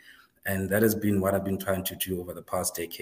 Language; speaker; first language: English; non-native, local second language; Northern Sotho